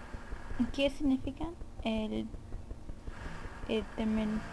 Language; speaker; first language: Spanish; early bilingual, heritage; Spanish